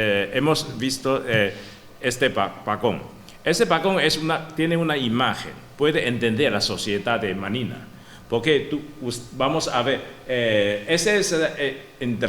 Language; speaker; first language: Spanish; non-native, learner; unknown